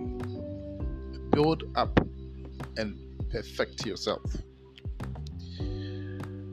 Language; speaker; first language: English; non-native, local second language; Akan